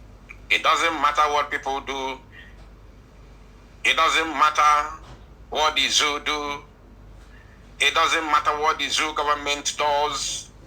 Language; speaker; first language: English; non-native, local second language; Igbo